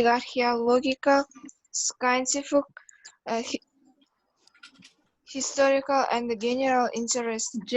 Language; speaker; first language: English; non-native, learner; Kazakh